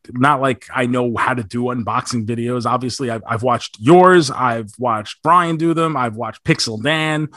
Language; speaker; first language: English; native; English